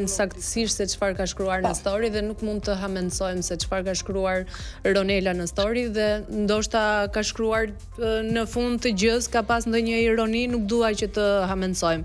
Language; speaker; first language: Albanian; native; Albanian